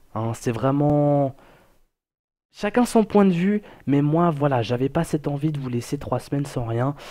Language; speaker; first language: French; native; French